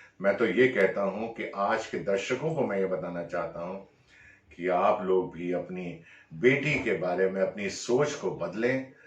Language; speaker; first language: Hindi; native; Hindi